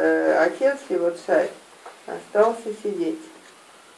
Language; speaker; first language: Russian; native; Russian